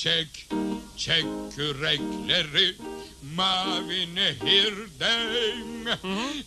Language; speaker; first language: Turkish; native; Turkish